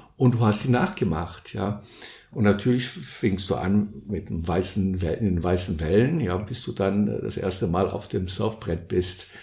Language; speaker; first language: German; non-native, fluent; Portuguese